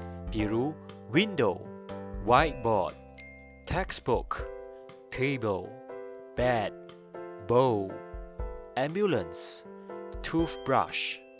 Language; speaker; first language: English; non-native, local second language; Chinese